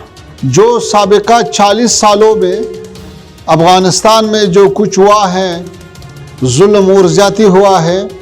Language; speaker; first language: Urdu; non-native, fluent; Pashto